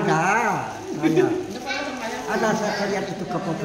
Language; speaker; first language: Indonesian; non-native, local second language; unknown